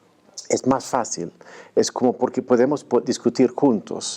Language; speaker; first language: Spanish; non-native, fluent; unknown